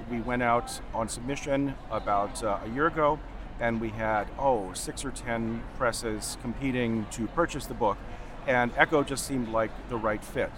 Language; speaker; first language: English; native; English